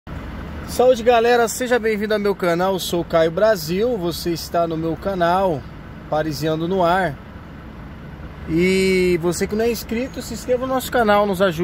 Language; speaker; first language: Portuguese; native; Portuguese